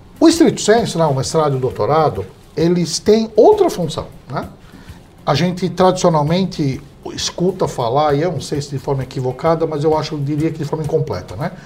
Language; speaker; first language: Portuguese; early bilingual, heritage; English